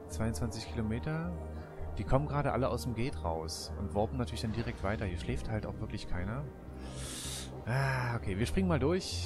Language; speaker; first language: German; native; German